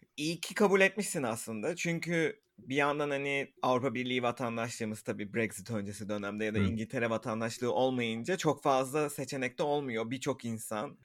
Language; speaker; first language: Turkish; native; Turkish